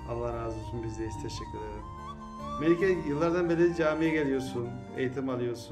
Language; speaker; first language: Turkish; early bilingual, heritage; Turkish